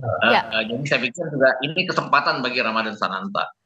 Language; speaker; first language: Indonesian; native; Indonesian